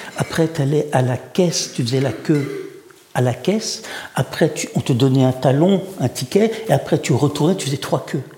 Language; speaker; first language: French; early bilingual, other home language; Russian